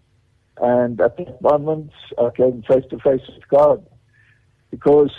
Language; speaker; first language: English; native; English